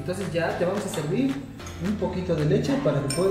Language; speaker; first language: Spanish; native; Spanish